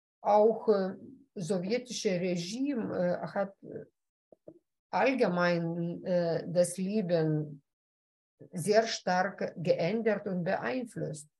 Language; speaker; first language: German; non-native, fluent; Lithuanian